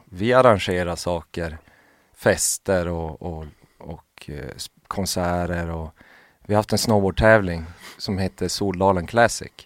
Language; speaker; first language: Swedish; native; Swedish